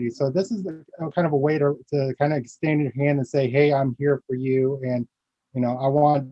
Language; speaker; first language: English; early bilingual, other home language; Filipino